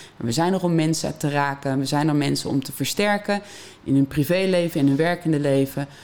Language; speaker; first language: Dutch; native; Dutch